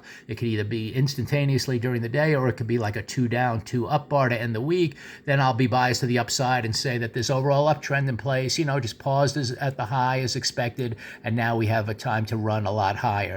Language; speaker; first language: English; native; English